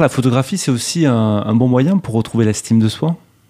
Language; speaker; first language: French; native; French